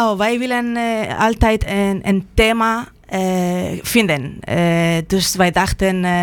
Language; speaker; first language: Dutch; non-native, fluent; Spanish